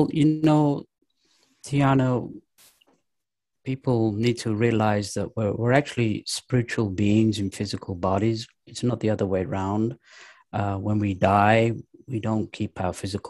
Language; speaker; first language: English; native; English